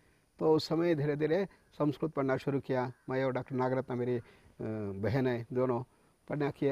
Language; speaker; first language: Hindi; non-native, local second language; Kannada